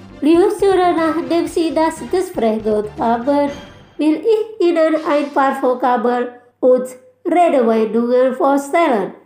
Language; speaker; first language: German; non-native, fluent; Indonesian